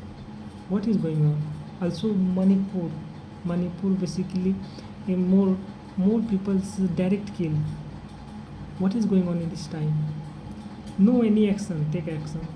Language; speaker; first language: English; non-native, learner; Hindi